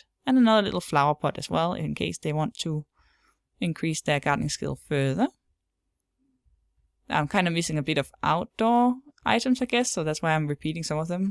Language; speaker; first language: English; non-native, fluent; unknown